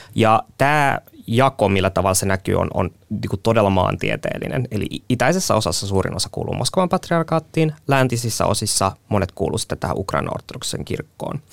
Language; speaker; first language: Finnish; native; Finnish